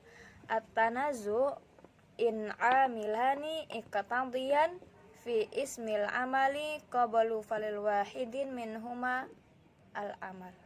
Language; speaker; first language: Arabic; non-native, learner; Indonesian